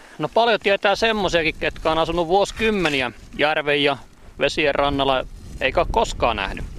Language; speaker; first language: Finnish; native; Finnish